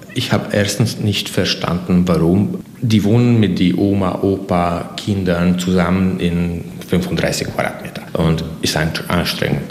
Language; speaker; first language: German; non-native, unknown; Hungarian